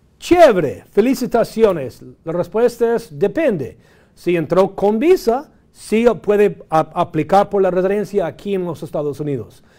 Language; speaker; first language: Spanish; non-native, fluent; English